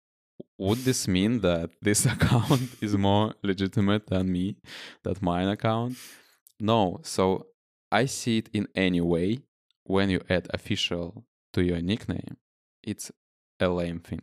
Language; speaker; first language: English; non-native, fluent; Russian